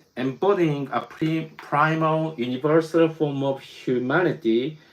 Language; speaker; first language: English; non-native, learner; Japanese